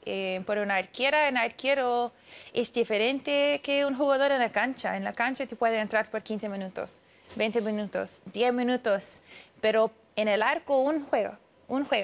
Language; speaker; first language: Spanish; early bilingual, heritage; English